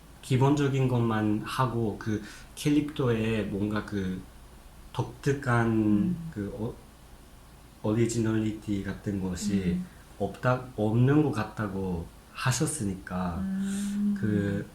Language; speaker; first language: Korean; non-native, fluent; Japanese